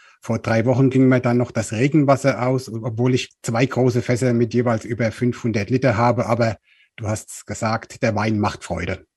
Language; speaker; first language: German; native; German